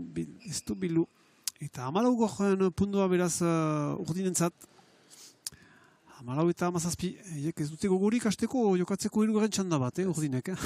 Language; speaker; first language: Basque; native; Basque